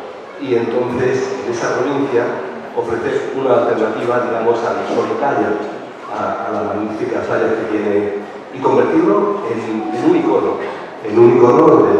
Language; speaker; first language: Spanish; native; Spanish